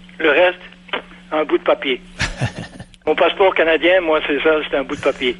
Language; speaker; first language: French; native; French